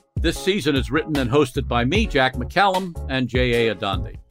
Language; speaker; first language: English; native; English